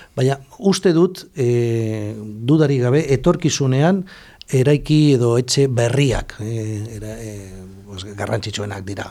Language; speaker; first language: Basque; non-native, local second language; Spanish